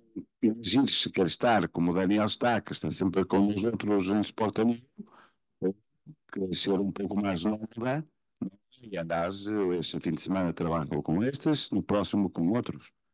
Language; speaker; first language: Spanish; non-native, fluent; Portuguese